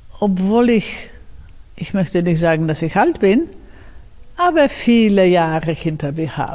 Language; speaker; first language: German; non-native, fluent; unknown